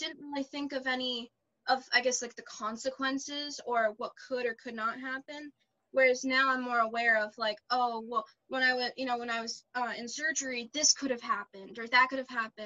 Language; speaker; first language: English; native; English